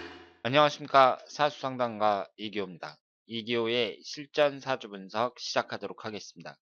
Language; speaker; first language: Korean; native; Korean